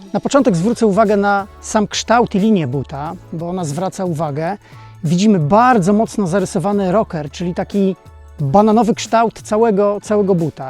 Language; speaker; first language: Polish; native; Polish